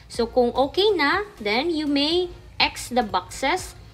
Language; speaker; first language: English; non-native, local second language; Filipino